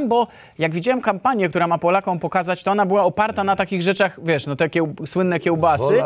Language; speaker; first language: Polish; native; Polish